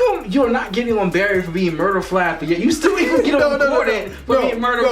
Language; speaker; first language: English; native; English